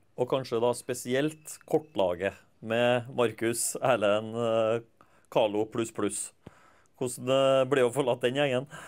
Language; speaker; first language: Norwegian; native; Norwegian